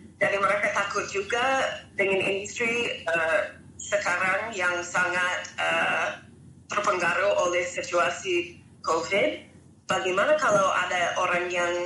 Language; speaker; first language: Indonesian; non-native, fluent; English